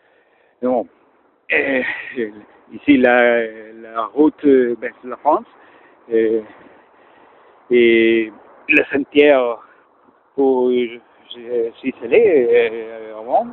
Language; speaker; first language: French; non-native, learner; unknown